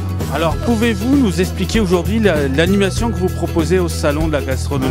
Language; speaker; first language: French; native; French